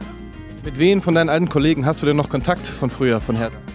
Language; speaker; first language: German; native; German